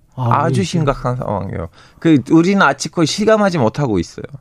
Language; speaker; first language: Korean; non-native, fluent; Turkish